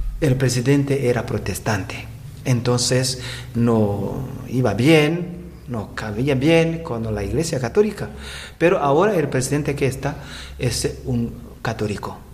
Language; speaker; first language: Spanish; non-native, learner; Rundi